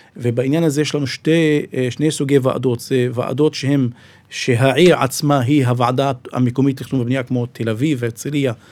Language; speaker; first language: Hebrew; non-native, local second language; Arabic